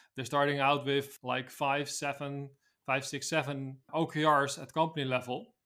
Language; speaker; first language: English; non-native, fluent; Dutch